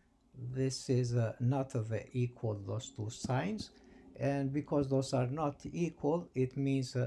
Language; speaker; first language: English; non-native, fluent; Albanian